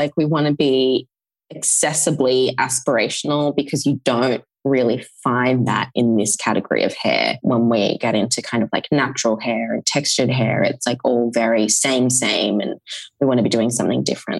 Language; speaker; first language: English; native; English